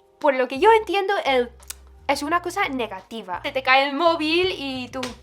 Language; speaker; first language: Spanish; non-native, fluent; English